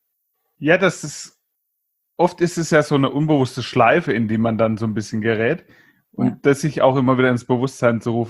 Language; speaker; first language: German; native; German